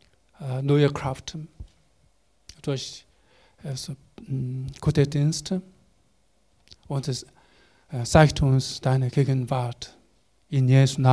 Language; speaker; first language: German; non-native, learner; Korean